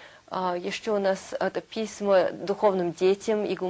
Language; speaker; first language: Russian; early bilingual, heritage; Russian